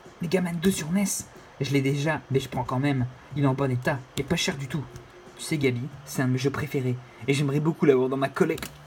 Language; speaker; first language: French; native; French